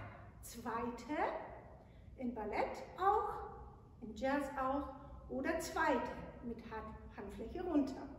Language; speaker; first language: German; non-native, fluent; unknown